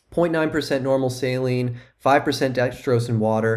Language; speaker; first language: English; native; English